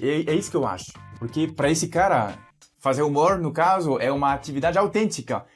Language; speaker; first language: Portuguese; non-native, fluent; French